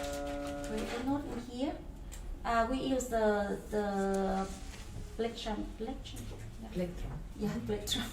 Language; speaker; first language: English; non-native, learner; Vietnamese